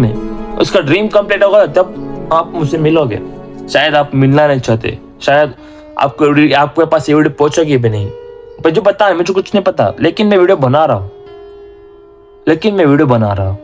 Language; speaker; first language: Hindi; non-native, local second language; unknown